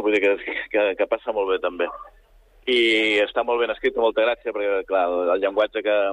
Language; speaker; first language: Catalan; native; Catalan